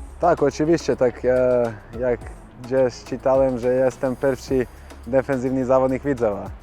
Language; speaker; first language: Polish; non-native, learner; Bosnian